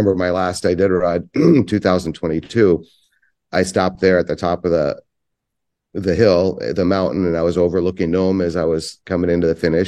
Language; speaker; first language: English; native; English